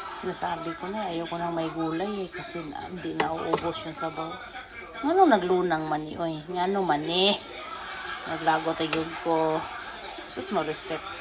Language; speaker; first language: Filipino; non-native, local second language; Cebuano